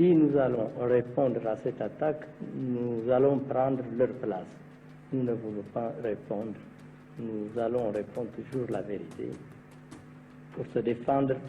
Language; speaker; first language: French; non-native, learner; Amharic